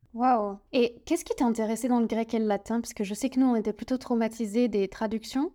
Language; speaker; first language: French; native; French